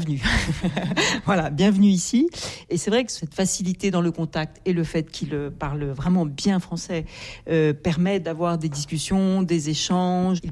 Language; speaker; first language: French; native; French